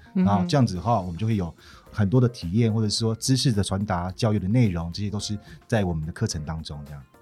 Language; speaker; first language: Chinese; native; Chinese